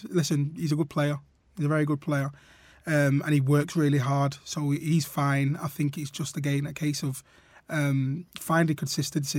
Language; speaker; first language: English; native; English